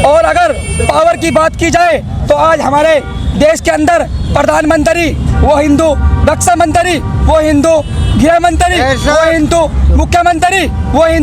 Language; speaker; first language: Hindi; native; Hindi